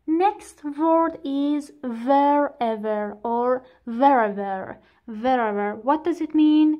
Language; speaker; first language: English; non-native, fluent; Persian